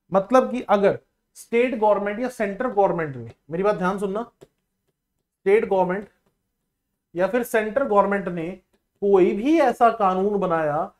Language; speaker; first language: Hindi; non-native, local second language; Punjabi